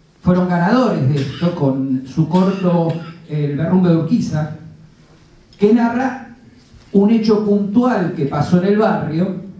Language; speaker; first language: Spanish; native; Spanish